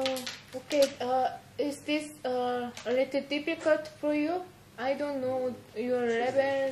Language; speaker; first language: English; non-native, learner; Korean